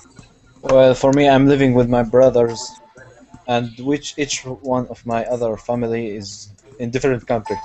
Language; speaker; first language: English; non-native, learner; Arabic